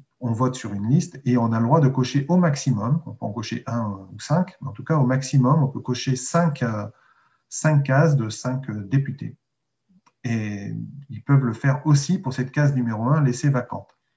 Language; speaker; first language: French; native; French